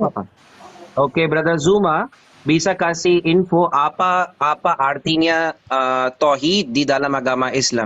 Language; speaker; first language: Indonesian; non-native, learner; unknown